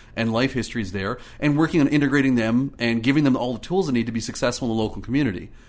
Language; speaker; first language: English; native; English